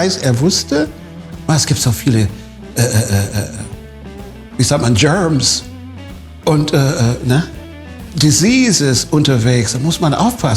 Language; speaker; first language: German; non-native, fluent; English